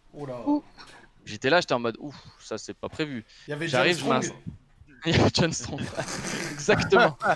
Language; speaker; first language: French; native; French